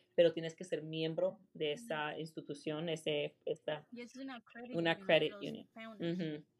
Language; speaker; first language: Spanish; early bilingual, heritage; Spanish